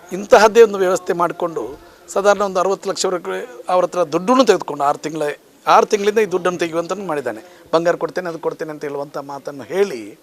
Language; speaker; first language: Kannada; native; Kannada